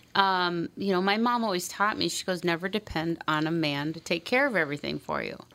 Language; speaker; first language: English; native; English